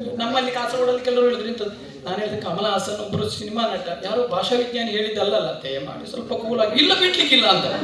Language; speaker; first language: Kannada; non-native, local second language; Malayalam